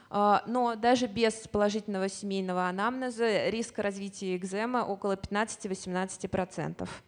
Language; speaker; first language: Russian; native; Russian